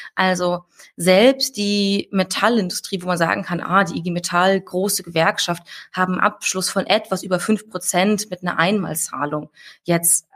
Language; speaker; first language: German; native; German